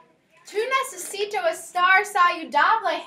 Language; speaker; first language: Spanish; non-native, learner; English